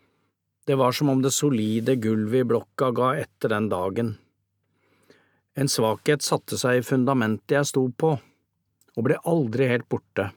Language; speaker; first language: Norwegian; native; Norwegian